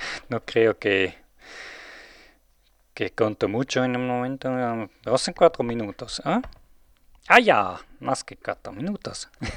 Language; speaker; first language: Spanish; non-native, learner; Swiss German